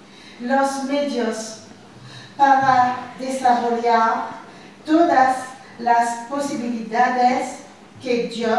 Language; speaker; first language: Spanish; non-native, learner; French